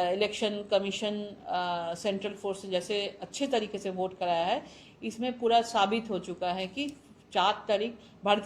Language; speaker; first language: Hindi; non-native, local second language; Bangla